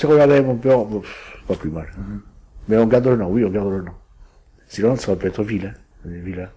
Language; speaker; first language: French; early bilingual, other home language; Spanish